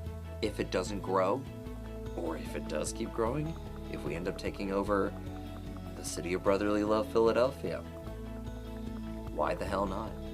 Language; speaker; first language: English; native; English